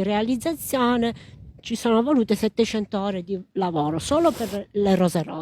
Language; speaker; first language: Italian; native; Italian